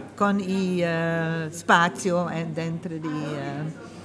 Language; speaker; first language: Italian; non-native, learner; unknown